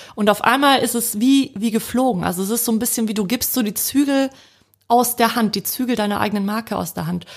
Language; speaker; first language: German; early bilingual, other home language; Polish